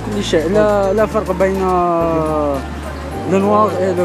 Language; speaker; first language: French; non-native, local second language; Arabic